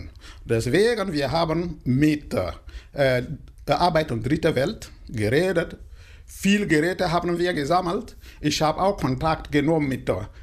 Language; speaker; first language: German; non-native, fluent; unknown